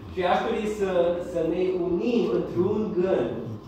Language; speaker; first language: Romanian; non-native, learner; English